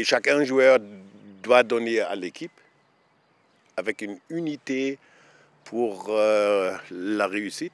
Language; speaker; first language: French; non-native, fluent; German